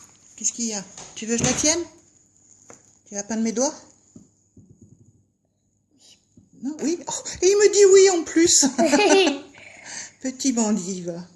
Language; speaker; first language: French; native; French